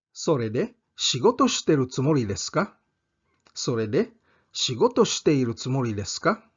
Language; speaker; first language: Japanese; non-native, fluent; English